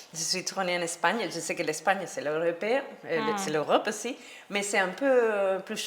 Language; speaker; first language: French; non-native, learner; Spanish